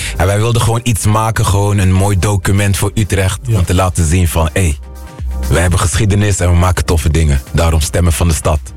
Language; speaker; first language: Dutch; non-native, local second language; Papiamento